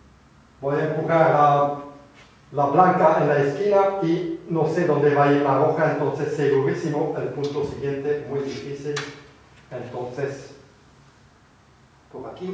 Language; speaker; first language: Spanish; non-native, fluent; French